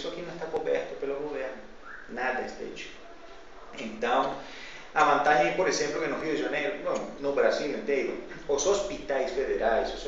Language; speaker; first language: Portuguese; non-native, fluent; Spanish